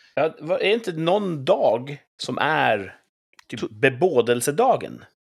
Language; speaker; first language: Swedish; native; Swedish